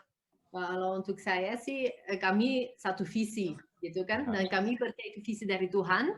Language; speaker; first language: Indonesian; non-native, fluent; Dutch